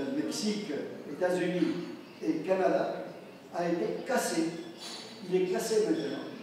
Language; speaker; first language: French; non-native, fluent; Spanish